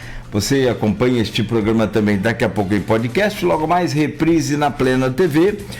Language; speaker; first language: Portuguese; native; Portuguese